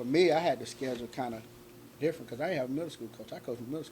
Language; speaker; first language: English; native; English